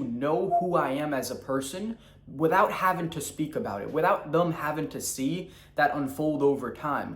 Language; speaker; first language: English; native; English